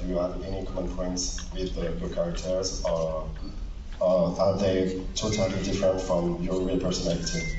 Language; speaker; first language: English; non-native, learner; French